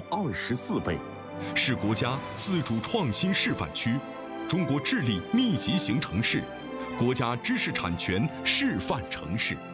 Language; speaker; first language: Chinese; native; Chinese